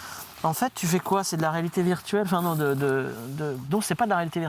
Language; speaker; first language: French; native; French